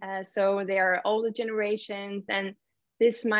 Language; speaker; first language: English; non-native, fluent; German